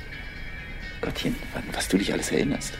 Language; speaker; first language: German; native; German